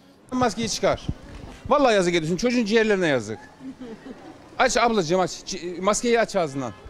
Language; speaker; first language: Turkish; native; Turkish